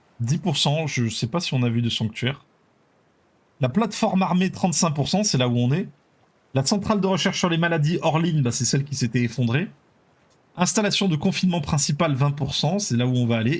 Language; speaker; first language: French; native; French